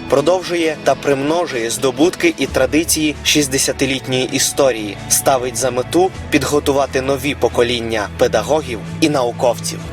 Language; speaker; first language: Ukrainian; native; Ukrainian